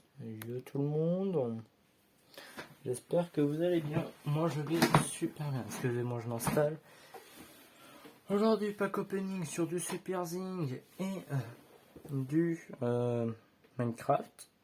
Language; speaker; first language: French; native; French